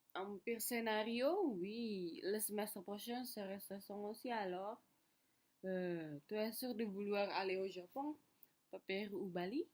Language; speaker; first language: French; non-native, learner; Indonesian